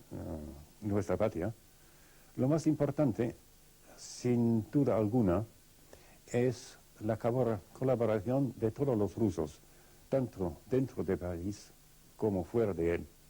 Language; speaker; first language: Spanish; non-native, fluent; Russian